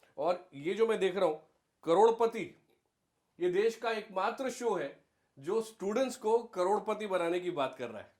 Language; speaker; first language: Hindi; native; Hindi